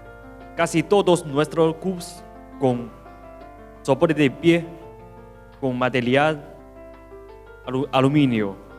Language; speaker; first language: Spanish; non-native, learner; Chinese